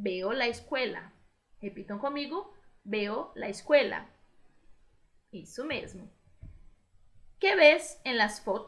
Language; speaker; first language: Spanish; non-native, fluent; Portuguese